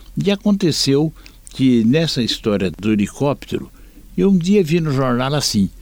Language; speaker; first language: Portuguese; native; Portuguese